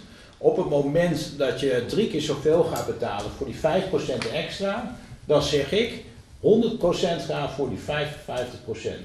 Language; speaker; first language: Dutch; native; Dutch